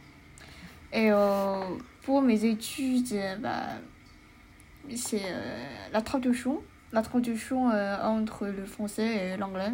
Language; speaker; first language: French; non-native, learner; Chinese